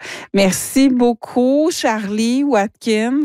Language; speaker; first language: French; native; French